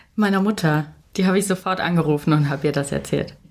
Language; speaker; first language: German; native; German